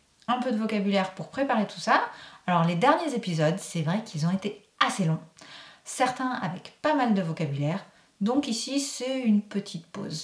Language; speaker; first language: French; native; French